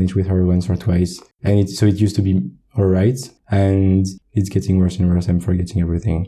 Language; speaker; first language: English; non-native, fluent; French